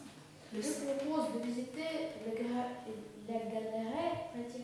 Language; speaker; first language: French; non-native, learner; Russian